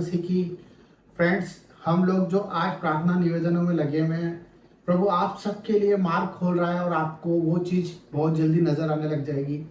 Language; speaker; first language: Hindi; native; Hindi